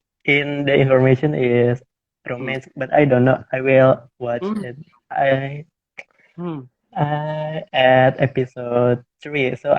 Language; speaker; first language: English; non-native, learner; Indonesian